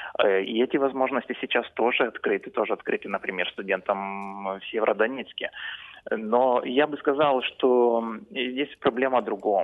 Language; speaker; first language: Russian; non-native, fluent; Lithuanian